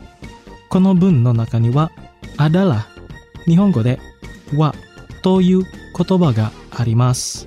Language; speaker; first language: Japanese; non-native, fluent; Indonesian